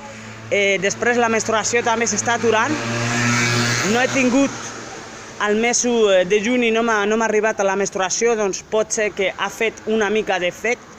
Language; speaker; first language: Catalan; non-native, fluent; French